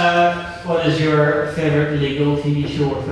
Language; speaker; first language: English; native; English